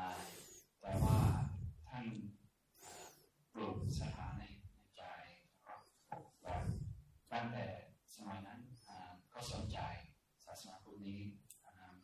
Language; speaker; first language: Thai; non-native, fluent; English